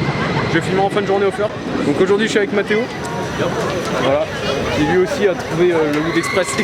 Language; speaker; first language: French; native; French